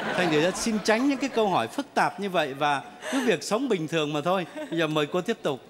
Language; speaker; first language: Vietnamese; native; Vietnamese